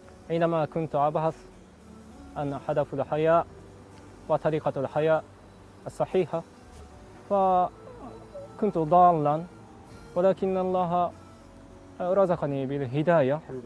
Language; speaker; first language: Arabic; non-native, fluent; Japanese